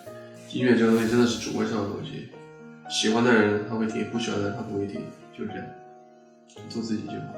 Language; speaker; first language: Chinese; native; Chinese